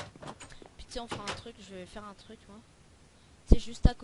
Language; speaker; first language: French; native; French